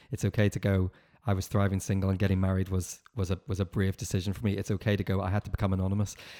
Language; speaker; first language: English; native; English